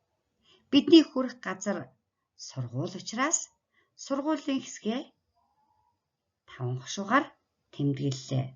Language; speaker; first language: Mongolian; native; Mongolian